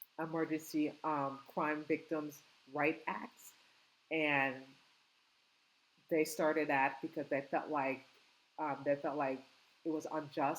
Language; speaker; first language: English; native; English